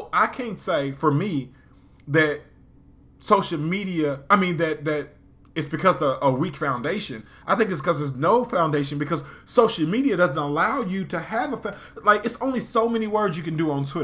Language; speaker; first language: English; native; English